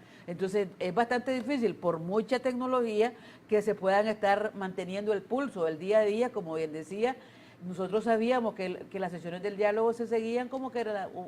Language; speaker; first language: Spanish; native; Spanish